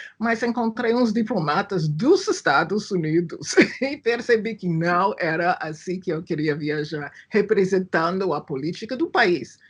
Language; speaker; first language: Portuguese; non-native, fluent; English